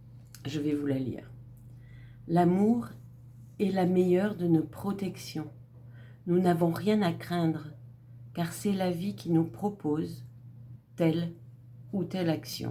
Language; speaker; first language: French; native; French